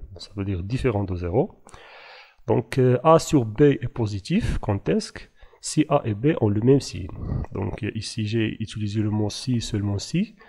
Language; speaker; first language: French; non-native, local second language; Arabic